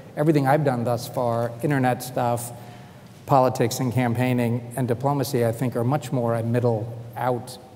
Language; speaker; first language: English; native; English